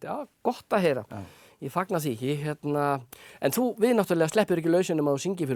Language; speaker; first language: Icelandic; native; Icelandic